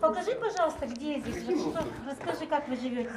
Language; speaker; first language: Russian; native; Russian